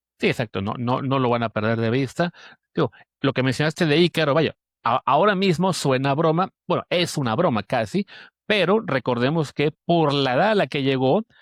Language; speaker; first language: Spanish; native; Spanish